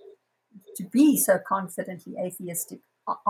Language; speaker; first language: English; native; English